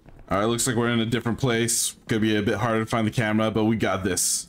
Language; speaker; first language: English; native; English